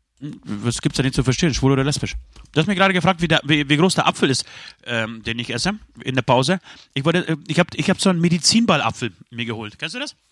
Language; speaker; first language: German; early bilingual, other home language; Polish